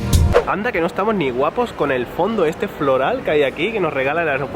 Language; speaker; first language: Spanish; native; Spanish